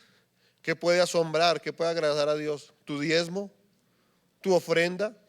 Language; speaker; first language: Spanish; native; Spanish